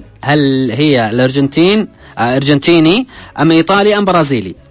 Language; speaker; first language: Arabic; native; Arabic